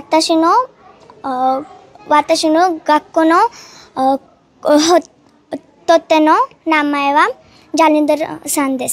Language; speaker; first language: Japanese; non-native, learner; Marathi